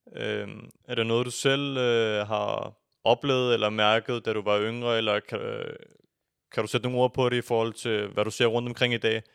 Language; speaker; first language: Danish; early bilingual, other home language; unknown